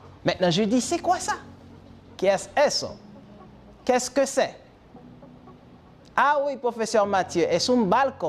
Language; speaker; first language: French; non-native, fluent; Spanish